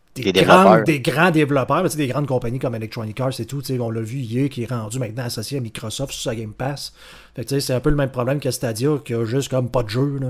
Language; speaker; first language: French; native; French